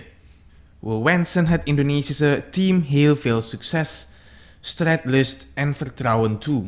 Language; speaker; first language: Dutch; non-native, fluent; Indonesian